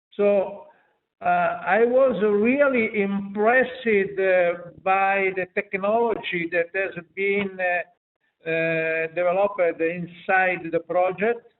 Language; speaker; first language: English; non-native, fluent; Italian